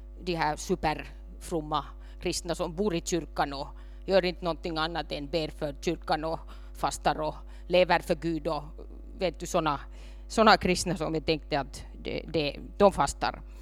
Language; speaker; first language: Swedish; non-native, local second language; Finnish